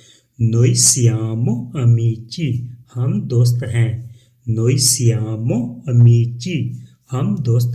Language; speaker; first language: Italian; non-native, fluent; Urdu